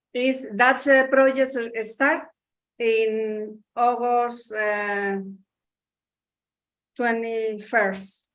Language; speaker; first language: English; non-native, learner; Spanish